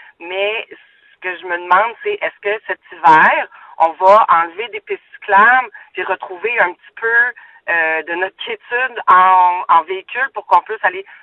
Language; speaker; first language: French; native; French